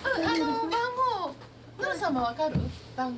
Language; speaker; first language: Japanese; native; Japanese